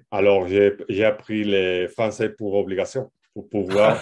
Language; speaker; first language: French; non-native, learner; Spanish